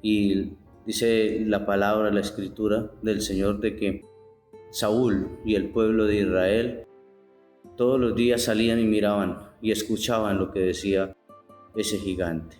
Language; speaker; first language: Spanish; native; Spanish